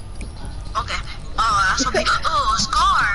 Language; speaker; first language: English; native; English